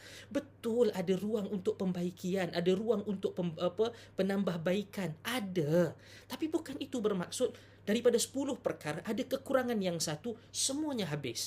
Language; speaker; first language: Malay; native; Malay